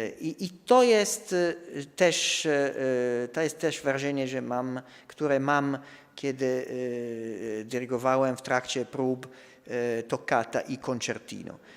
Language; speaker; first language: Polish; non-native, fluent; Italian